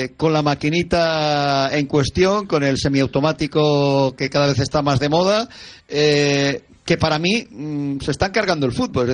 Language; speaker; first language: Spanish; native; Spanish